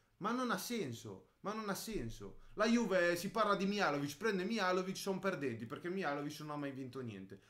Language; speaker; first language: Italian; native; Italian